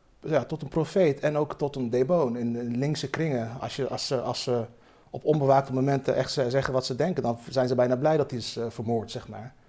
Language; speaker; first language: Dutch; early bilingual, other home language; Turkish